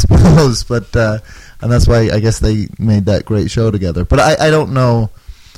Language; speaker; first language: English; native; English